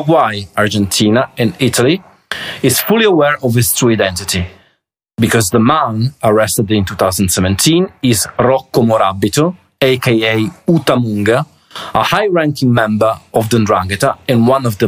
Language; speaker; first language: English; non-native, fluent; Italian